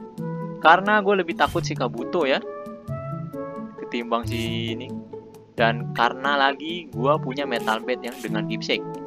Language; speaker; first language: Indonesian; native; Indonesian